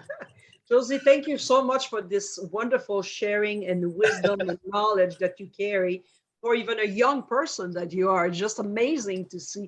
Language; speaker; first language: English; non-native, fluent; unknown